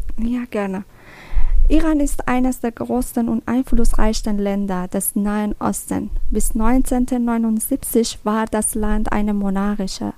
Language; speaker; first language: German; non-native, learner; Persian